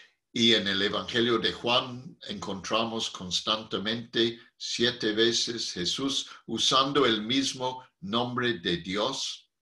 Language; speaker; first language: Spanish; non-native, fluent; English